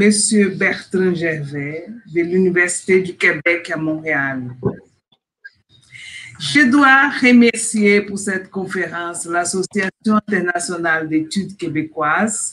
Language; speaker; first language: French; non-native, fluent; Portuguese